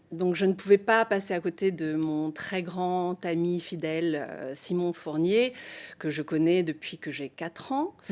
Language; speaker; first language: French; non-native, fluent; English